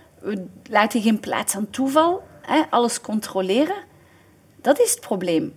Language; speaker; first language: Dutch; native; Dutch